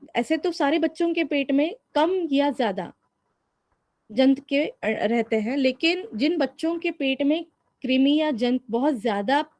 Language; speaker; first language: Hindi; non-native, local second language; Marathi